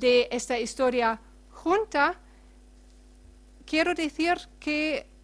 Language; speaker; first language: Spanish; non-native, fluent; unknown